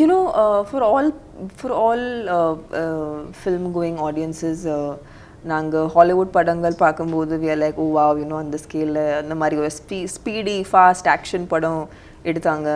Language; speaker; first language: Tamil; non-native, local second language; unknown